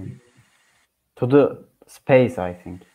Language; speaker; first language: English; non-native, learner; Turkish